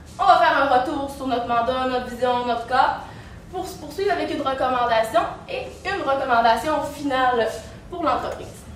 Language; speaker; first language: French; native; French